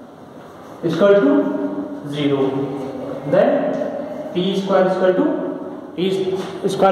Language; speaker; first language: Hindi; native; Hindi